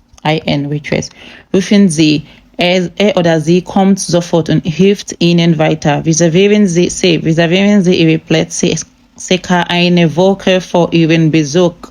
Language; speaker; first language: German; non-native, fluent; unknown